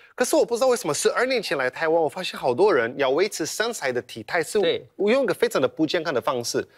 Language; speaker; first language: Chinese; non-native, fluent; Portuguese